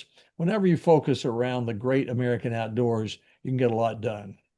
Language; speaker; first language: English; native; English